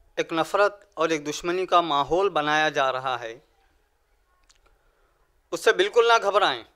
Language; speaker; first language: Urdu; native; Urdu